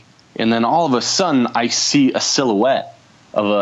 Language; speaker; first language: English; native; English